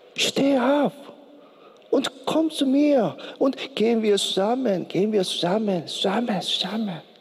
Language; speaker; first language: German; non-native, learner; Korean